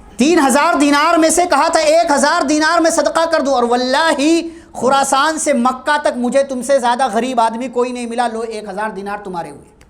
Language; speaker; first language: Urdu; native; Urdu